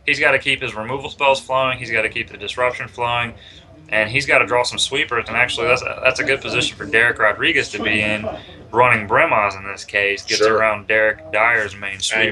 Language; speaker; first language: English; native; English